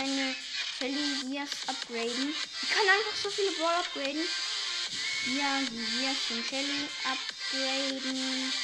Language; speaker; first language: German; native; German